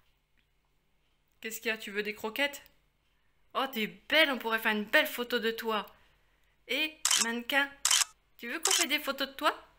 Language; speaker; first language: French; native; French